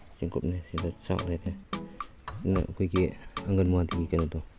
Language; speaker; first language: Manipuri; native; Manipuri